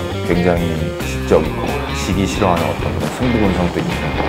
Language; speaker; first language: Korean; native; Korean